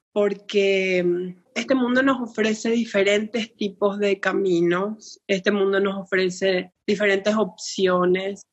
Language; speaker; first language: Spanish; native; Spanish